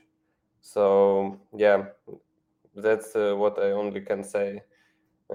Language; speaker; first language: English; non-native, fluent; Ukrainian